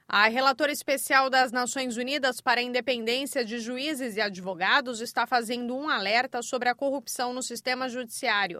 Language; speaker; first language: Portuguese; native; Portuguese